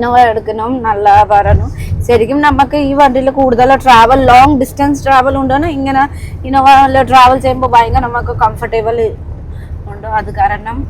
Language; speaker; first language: Malayalam; non-native, learner; Nepali